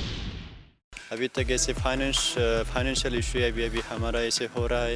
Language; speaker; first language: Hindi; non-native, learner; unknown